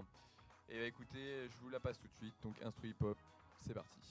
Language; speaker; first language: French; native; French